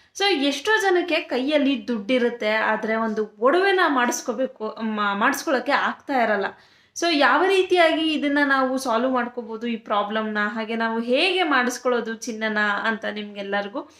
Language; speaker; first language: Kannada; native; Kannada